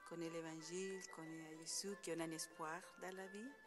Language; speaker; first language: French; non-native, fluent; Spanish